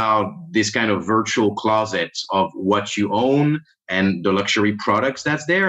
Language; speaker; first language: English; non-native, fluent; French